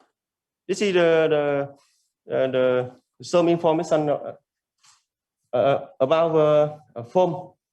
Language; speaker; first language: English; non-native, learner; Vietnamese